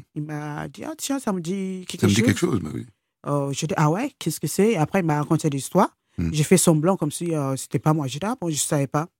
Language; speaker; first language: French; non-native, fluent; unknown